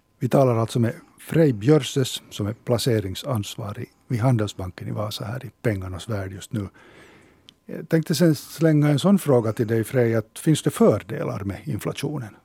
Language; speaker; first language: Swedish; native; Swedish